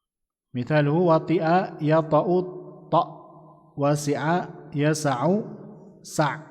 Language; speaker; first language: Arabic; non-native, fluent; Indonesian